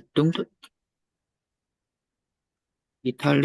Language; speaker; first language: English; non-native, learner; Chinese